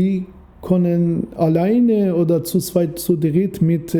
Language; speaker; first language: German; non-native, fluent; Persian